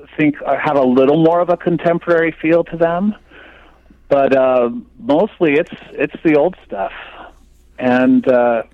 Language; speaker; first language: English; native; English